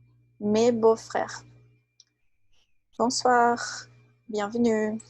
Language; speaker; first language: French; non-native, fluent; Portuguese